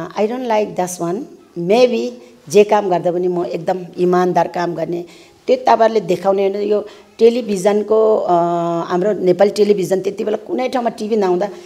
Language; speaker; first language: Nepali; non-native, local second language; Eastern Tamang